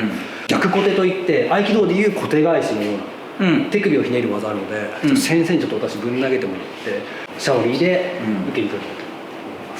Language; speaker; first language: Japanese; native; Japanese